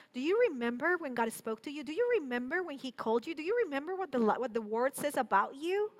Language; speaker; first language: English; non-native, fluent; Spanish